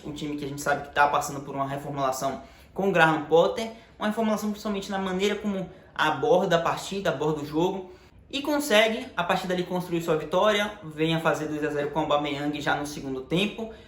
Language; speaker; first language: Portuguese; native; Portuguese